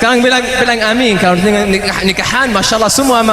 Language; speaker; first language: Indonesian; non-native, learner; Arabic